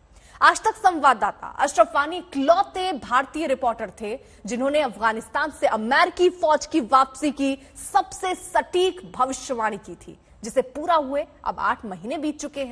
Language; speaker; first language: Hindi; native; Hindi